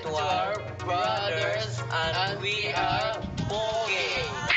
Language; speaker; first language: English; non-native, learner; Filipino